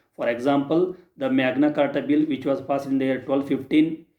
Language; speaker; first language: English; non-native, local second language; Kannada